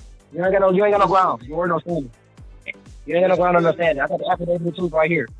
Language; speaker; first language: English; native; English